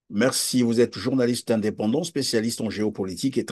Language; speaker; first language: French; native; French